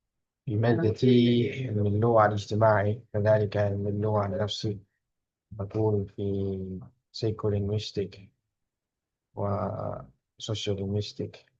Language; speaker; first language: Arabic; non-native, fluent; Indonesian